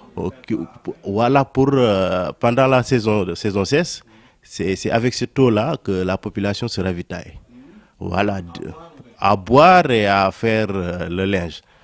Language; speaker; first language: French; non-native, local second language; Wolof